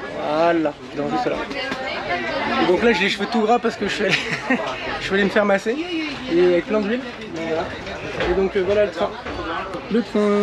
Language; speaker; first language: French; native; French